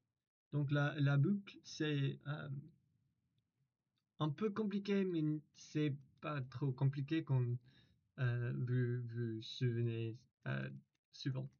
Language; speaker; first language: French; non-native, learner; English